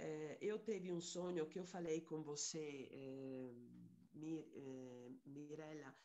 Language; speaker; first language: Portuguese; non-native, fluent; Italian